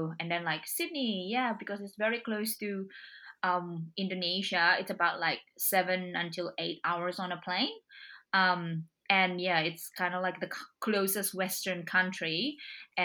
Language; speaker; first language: English; non-native, fluent; Indonesian